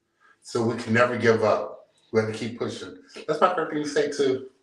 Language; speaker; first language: English; native; English